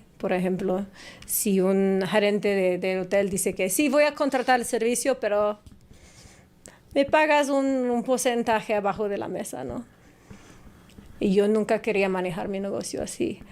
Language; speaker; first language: Spanish; non-native, fluent; English